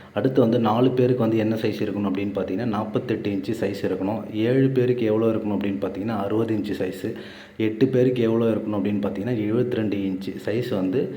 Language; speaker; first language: Tamil; native; Tamil